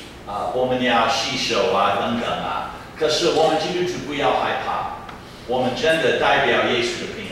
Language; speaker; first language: Chinese; non-native, fluent; English